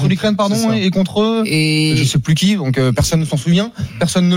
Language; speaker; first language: French; native; French